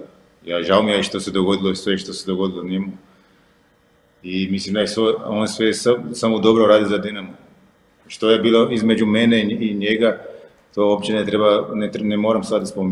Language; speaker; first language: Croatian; non-native, fluent; Portuguese